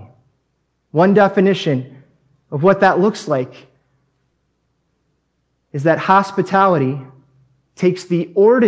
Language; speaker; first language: English; native; English